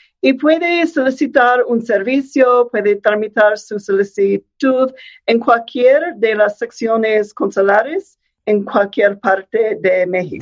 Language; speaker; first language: Spanish; non-native, fluent; English